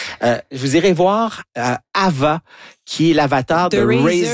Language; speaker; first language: French; native; French